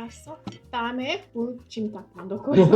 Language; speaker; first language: Korean; non-native, learner; English